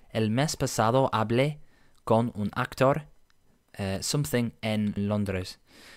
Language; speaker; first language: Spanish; non-native, learner; English